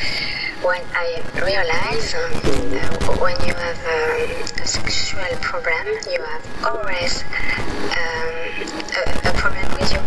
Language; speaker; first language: English; non-native, fluent; French